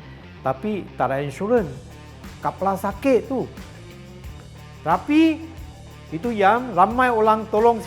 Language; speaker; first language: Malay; non-native, local second language; Chinese